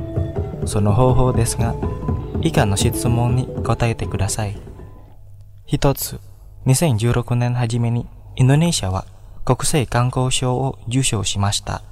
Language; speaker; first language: Japanese; non-native, fluent; Indonesian